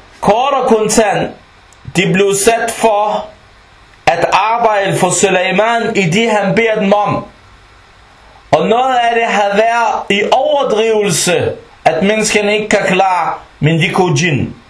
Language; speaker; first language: Danish; non-native, fluent; Arabic